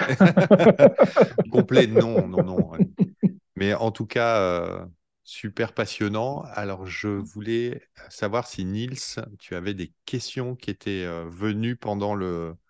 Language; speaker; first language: French; native; French